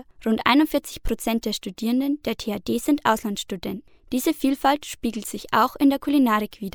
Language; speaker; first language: German; native; German